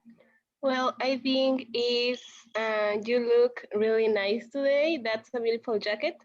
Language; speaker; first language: English; non-native, learner; Spanish